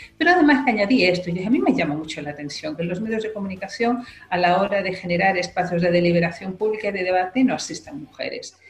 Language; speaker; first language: Spanish; native; Spanish